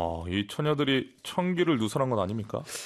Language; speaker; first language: Korean; native; Korean